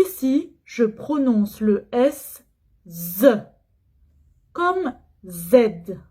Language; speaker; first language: French; non-native, fluent; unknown